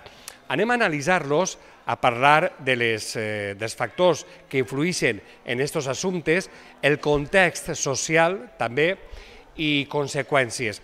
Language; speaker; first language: Spanish; non-native, local second language; Catalan